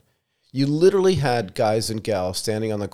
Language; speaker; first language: English; native; English